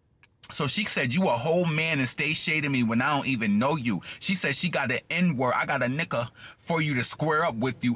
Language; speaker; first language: English; native; English